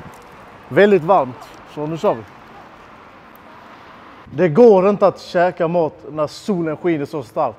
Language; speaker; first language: Swedish; native; Swedish